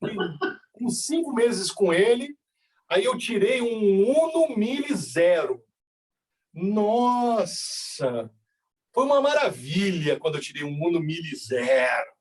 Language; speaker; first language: Portuguese; native; Portuguese